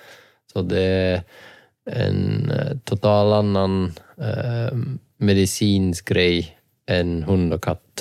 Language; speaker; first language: Swedish; non-native, fluent; Dutch